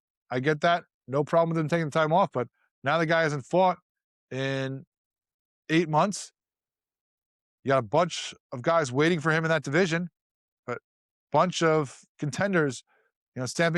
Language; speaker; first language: English; native; English